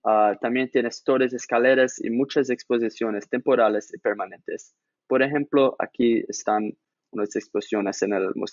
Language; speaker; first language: Spanish; non-native, learner; English